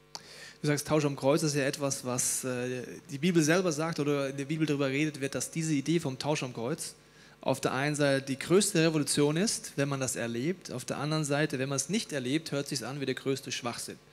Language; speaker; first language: German; native; German